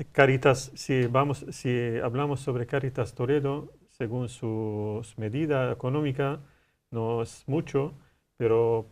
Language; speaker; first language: Spanish; non-native, learner; Arabic